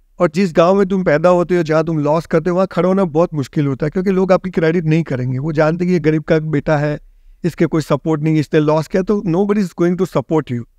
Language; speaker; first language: Hindi; non-native, local second language; Gujarati